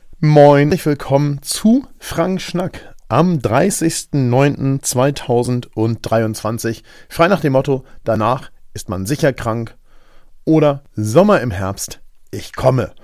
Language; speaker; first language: German; native; German